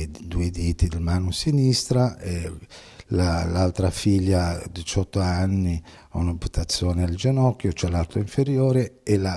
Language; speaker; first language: Italian; non-native, fluent; Arabic